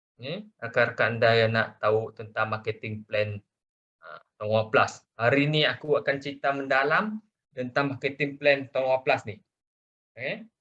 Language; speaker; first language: Malay; non-native, local second language; Chinese